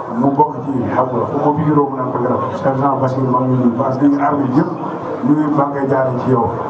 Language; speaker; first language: Wolof; non-native, local second language; Serer